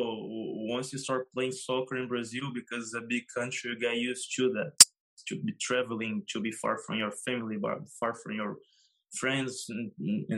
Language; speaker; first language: English; non-native, fluent; Portuguese